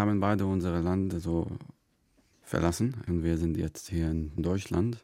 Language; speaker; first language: German; non-native, fluent; Arabic